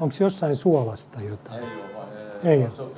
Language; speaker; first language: Finnish; native; Finnish